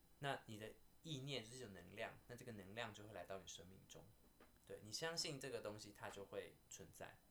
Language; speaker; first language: Chinese; native; Chinese